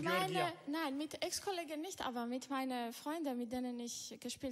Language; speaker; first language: German; non-native, local second language; Georgian